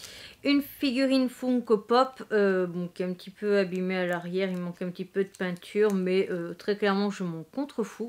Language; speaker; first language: French; native; French